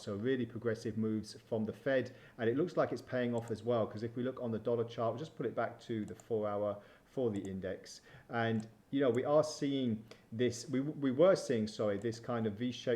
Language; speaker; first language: English; native; English